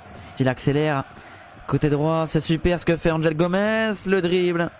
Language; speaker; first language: French; native; French